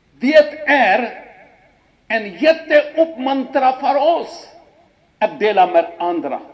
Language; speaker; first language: Swedish; non-native, fluent; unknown